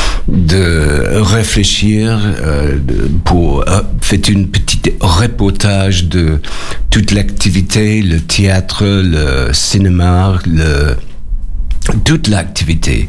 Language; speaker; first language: French; non-native, learner; English